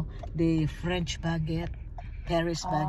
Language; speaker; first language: English; non-native, fluent; Filipino